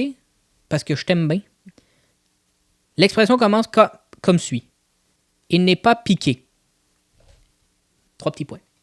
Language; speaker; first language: French; native; French